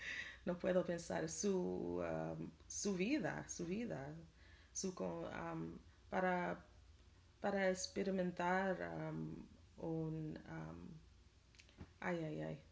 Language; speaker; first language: Spanish; non-native, learner; English